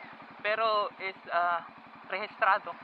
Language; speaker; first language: Spanish; non-native, learner; Filipino